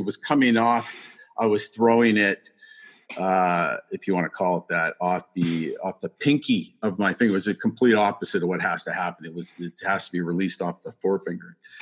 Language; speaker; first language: English; native; English